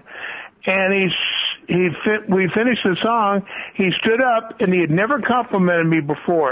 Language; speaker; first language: English; native; English